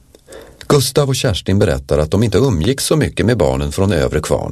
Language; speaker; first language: Swedish; native; Swedish